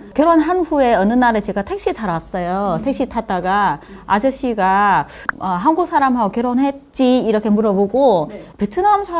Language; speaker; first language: Korean; non-native, learner; Vietnamese